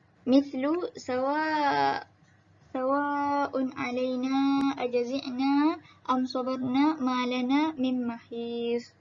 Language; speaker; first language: Arabic; non-native, learner; Malay